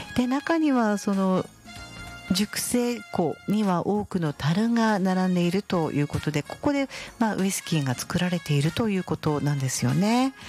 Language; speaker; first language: Japanese; native; Japanese